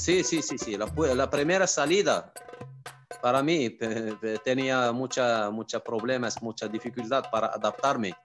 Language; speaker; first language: Spanish; non-native, fluent; Arabic